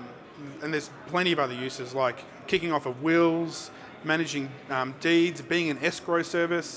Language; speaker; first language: English; native; English